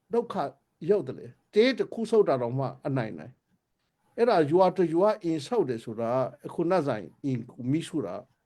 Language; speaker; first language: Burmese; non-native, local second language; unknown